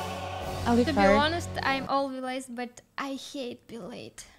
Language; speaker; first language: English; non-native, learner; Russian